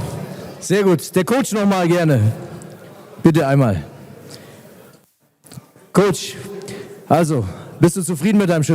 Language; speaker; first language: German; native; German